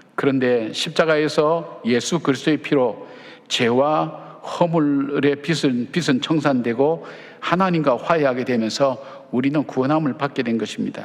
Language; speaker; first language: Korean; native; Korean